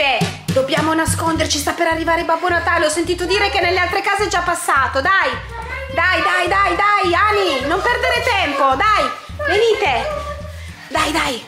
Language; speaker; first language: Italian; native; Italian